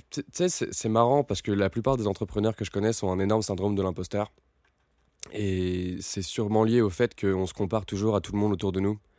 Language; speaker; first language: French; native; French